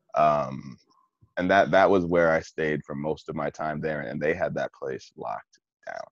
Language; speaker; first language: English; native; English